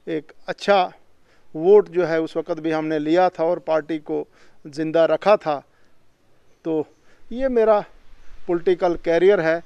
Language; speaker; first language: Hindi; native; Hindi